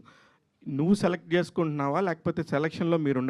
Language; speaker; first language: Telugu; native; Telugu